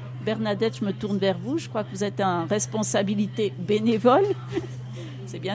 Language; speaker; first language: French; native; French